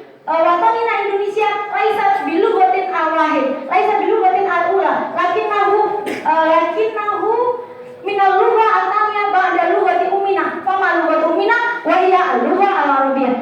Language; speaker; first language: Arabic; non-native, learner; Indonesian